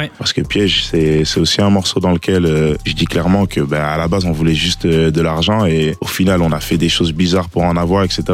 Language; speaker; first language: French; early bilingual, other home language; Lingala